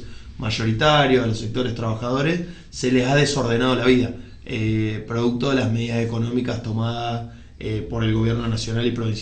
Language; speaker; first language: Spanish; native; Spanish